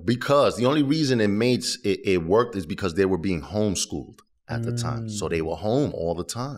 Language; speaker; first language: English; early bilingual, other home language; Spanish